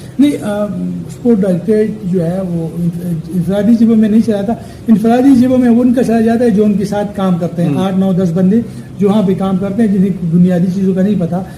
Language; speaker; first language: Urdu; non-native, local second language; Pashto